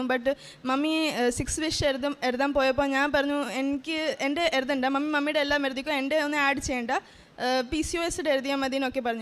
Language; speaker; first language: Malayalam; early bilingual, heritage; Malayalam